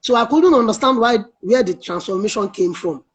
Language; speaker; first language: English; non-native, local second language; Yoruba